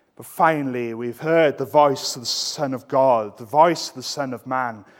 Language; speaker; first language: English; native; English